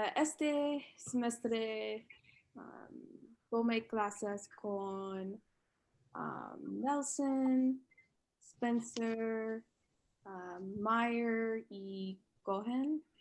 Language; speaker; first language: Spanish; non-native, learner; English